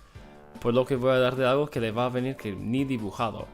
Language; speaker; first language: Spanish; non-native, fluent; English